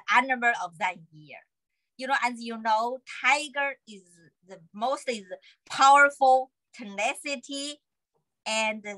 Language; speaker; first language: English; non-native, fluent; Chinese